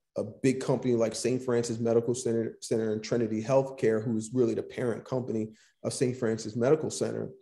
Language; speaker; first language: English; native; English